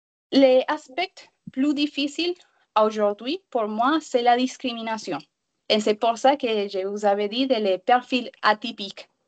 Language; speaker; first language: French; non-native, learner; Spanish